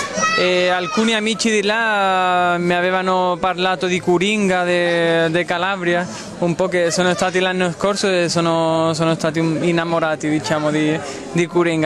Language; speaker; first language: Italian; non-native, fluent; Spanish